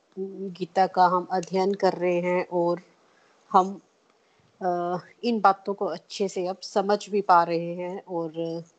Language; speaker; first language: Hindi; non-native, local second language; Punjabi